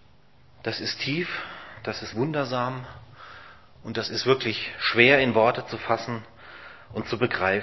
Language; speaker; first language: German; native; German